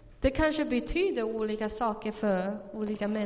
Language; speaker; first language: Swedish; non-native, fluent; Chinese